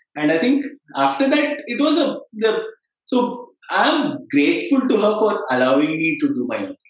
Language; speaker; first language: English; non-native, local second language; Kannada